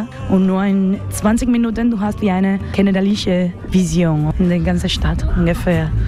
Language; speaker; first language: German; non-native, learner; Spanish